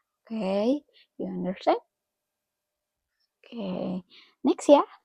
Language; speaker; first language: English; non-native, fluent; Indonesian